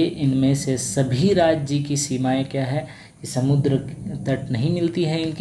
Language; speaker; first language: Hindi; native; Hindi